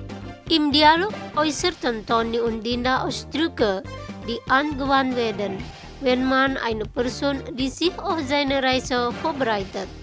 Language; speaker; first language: German; non-native, fluent; Indonesian